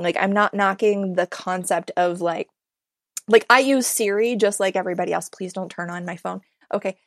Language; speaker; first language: English; native; English